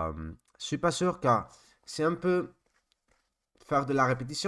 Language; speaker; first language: French; non-native, learner; Spanish